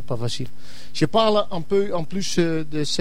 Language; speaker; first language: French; non-native, learner; English